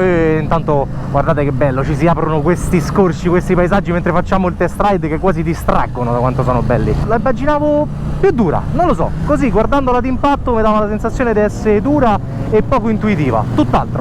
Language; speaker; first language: Italian; native; Italian